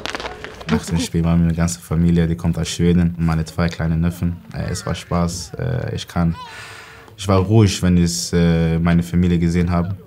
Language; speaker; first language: German; non-native, learner; Swedish